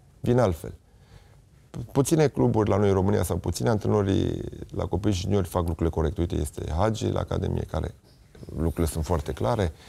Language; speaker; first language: Romanian; native; Romanian